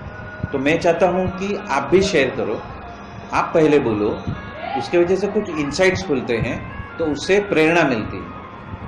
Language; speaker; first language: Hindi; non-native, local second language; Gujarati